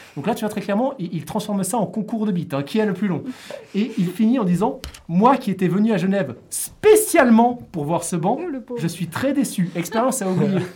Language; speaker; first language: French; native; French